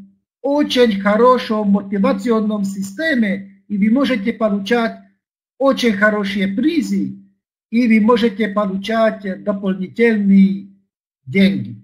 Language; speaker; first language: Russian; non-native, learner; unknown